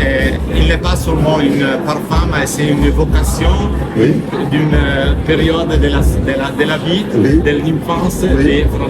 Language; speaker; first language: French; non-native, learner; Italian